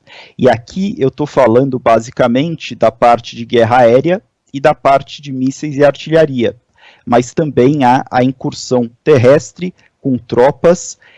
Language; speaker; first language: Portuguese; native; Portuguese